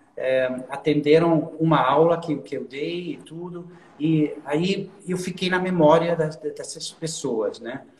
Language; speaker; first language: Portuguese; non-native, fluent; German